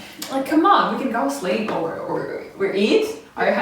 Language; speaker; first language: English; non-native, fluent; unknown